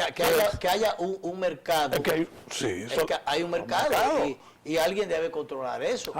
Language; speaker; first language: Spanish; native; Spanish